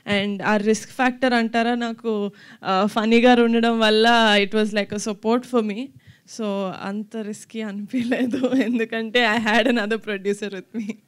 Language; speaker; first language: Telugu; native; Telugu